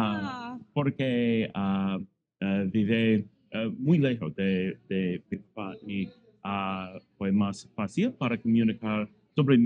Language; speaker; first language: Spanish; non-native, learner; English